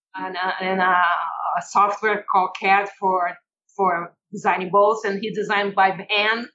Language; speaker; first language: English; non-native, fluent; Portuguese